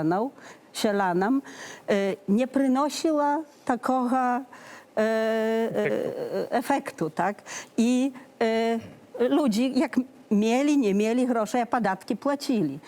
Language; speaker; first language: Polish; non-native, learner; Belarusian